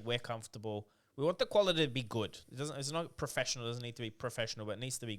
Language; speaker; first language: English; native; English